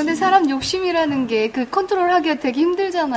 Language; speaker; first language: Korean; native; Korean